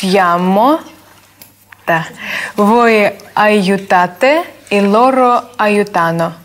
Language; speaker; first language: Italian; non-native, learner; Russian